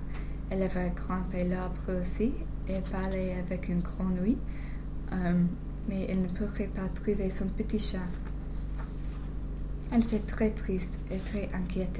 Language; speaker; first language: French; non-native, learner; English